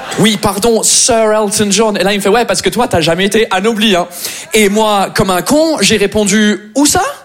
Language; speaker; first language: French; non-native, fluent; English